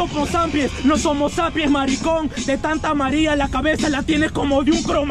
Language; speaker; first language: Spanish; native; Spanish